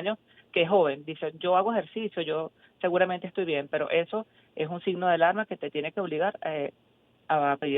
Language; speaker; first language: Spanish; native; Spanish